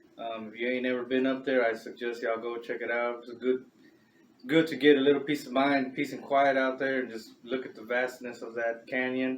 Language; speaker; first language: English; native; English